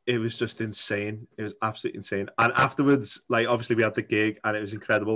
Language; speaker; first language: English; native; English